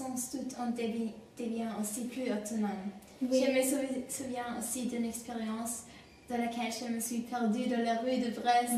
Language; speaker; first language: French; non-native, learner; German